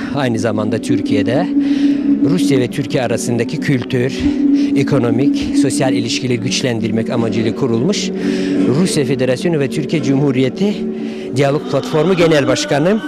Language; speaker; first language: Turkish; non-native, fluent; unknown